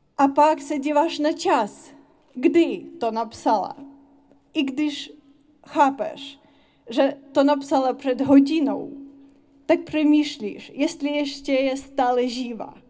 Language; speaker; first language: Czech; non-native, fluent; Ukrainian